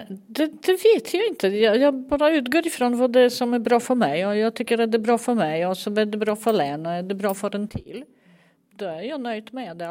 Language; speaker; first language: Swedish; non-native, fluent; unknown